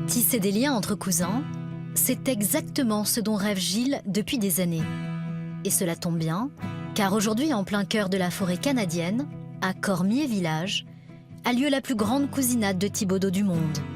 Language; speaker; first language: French; native; French